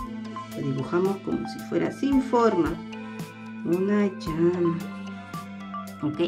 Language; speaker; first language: Spanish; native; Spanish